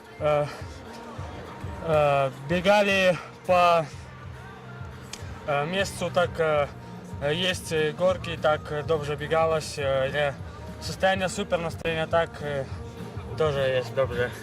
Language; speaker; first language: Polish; non-native, learner; Russian